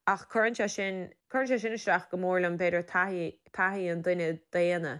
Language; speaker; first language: Irish; native; Irish